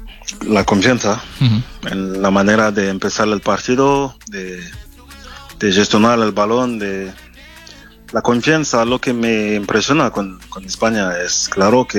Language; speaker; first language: Spanish; non-native, fluent; French